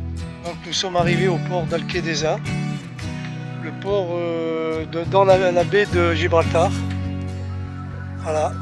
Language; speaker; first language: French; native; French